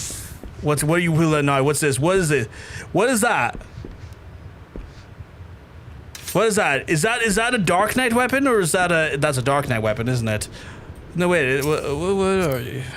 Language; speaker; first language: English; native; English